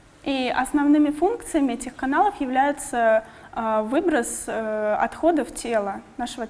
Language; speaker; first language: Russian; native; Russian